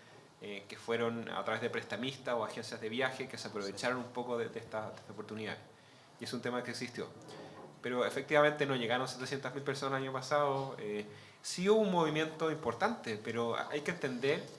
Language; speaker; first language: Spanish; native; Spanish